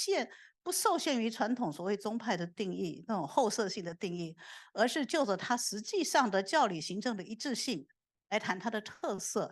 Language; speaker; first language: Chinese; native; Chinese